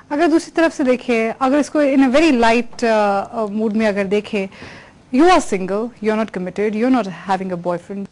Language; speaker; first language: Hindi; native; Hindi